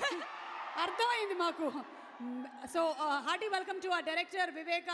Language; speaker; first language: Telugu; native; Telugu